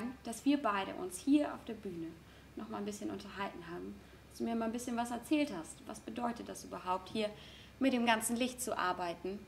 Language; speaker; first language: German; native; German